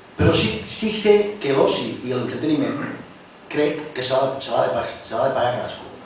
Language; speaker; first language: Catalan; non-native, local second language; Spanish